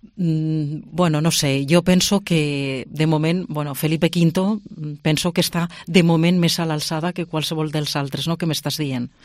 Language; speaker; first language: Catalan; non-native, local second language; Spanish